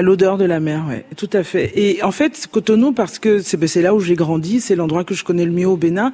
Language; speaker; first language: French; non-native, local second language; Fon